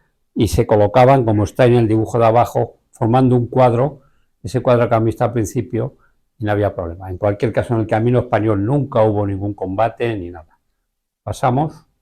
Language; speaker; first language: Spanish; native; Spanish